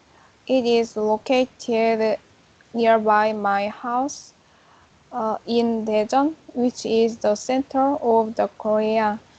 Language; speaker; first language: English; non-native, learner; Korean